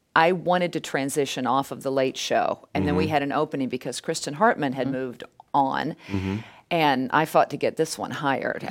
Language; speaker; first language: English; native; English